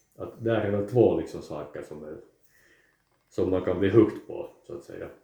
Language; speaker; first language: Swedish; native; Swedish